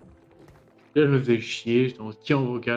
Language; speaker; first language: French; native; French